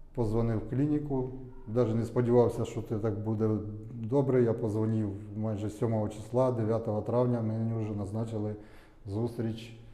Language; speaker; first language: Ukrainian; non-native, local second language; Russian